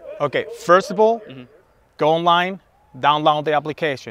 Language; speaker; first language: English; non-native, fluent; Spanish